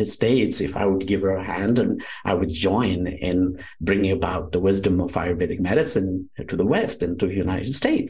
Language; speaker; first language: English; non-native, local second language; Nepali